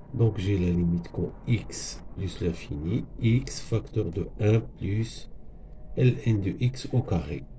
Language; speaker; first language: French; non-native, local second language; Arabic